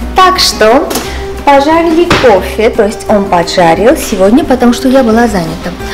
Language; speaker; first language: Russian; non-native, local second language; Armenian